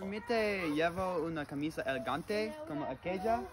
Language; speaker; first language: Spanish; non-native, learner; English